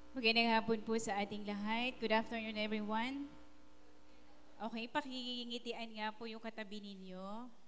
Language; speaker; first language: Filipino; non-native, local second language; Bikol